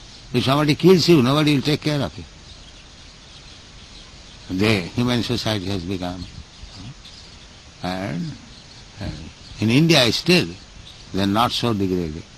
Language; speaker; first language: English; non-native, local second language; Bangla